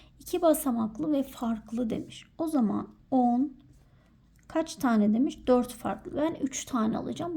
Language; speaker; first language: Turkish; native; Turkish